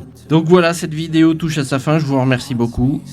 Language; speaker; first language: French; native; French